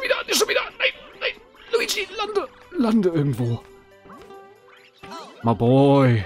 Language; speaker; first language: German; native; German